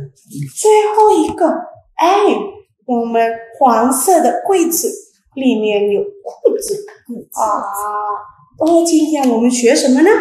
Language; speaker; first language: Chinese; non-native, fluent; Indonesian